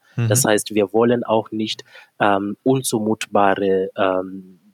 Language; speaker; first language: German; non-native, fluent; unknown